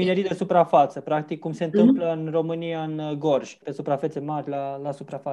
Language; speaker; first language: Romanian; native; Romanian